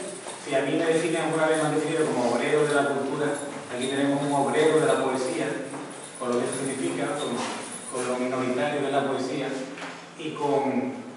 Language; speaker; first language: Spanish; native; Spanish